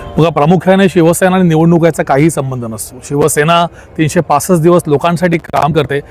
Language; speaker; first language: Marathi; native; Marathi